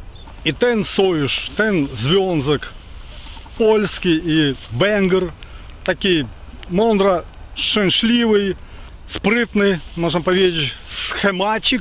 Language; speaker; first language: Polish; non-native, fluent; Ukrainian